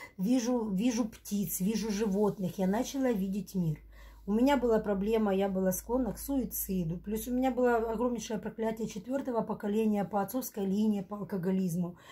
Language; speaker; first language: Russian; native; Russian